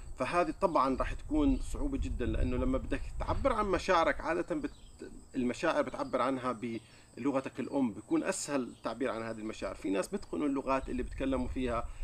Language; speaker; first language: Arabic; native; Arabic